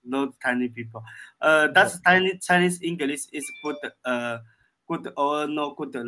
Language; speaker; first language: English; non-native, learner; Chinese